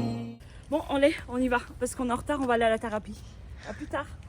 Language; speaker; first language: French; native; French